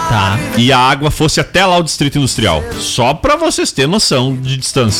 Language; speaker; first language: Portuguese; native; Portuguese